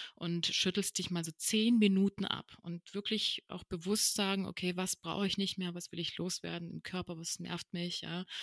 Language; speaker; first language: German; early bilingual, other home language; Spanish